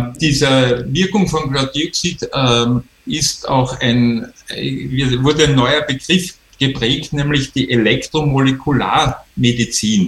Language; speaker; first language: German; native; German